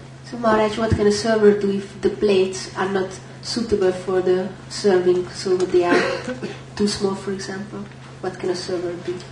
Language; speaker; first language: English; non-native, fluent; Hungarian